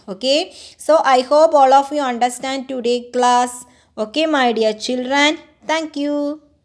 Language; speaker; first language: English; non-native, local second language; Malayalam